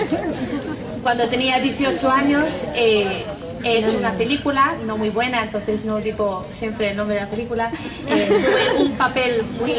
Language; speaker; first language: Spanish; non-native, fluent; English